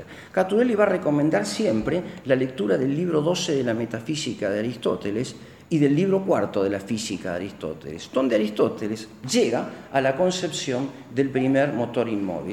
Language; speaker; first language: Spanish; native; Spanish